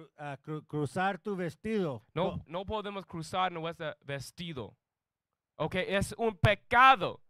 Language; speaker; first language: Spanish; non-native, learner; English